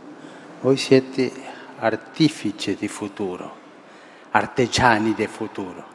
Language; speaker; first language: Italian; non-native, fluent; Spanish